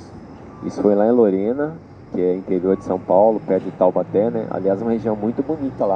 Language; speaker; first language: Portuguese; native; Portuguese